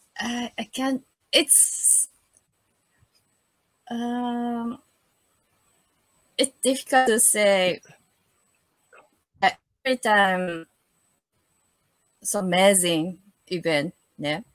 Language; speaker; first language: English; non-native, learner; Japanese